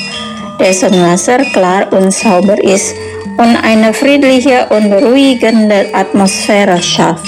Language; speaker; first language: German; non-native, learner; Indonesian